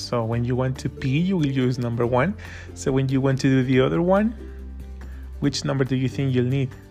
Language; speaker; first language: English; non-native, fluent; Spanish